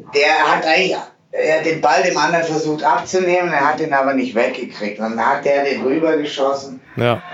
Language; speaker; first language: German; native; German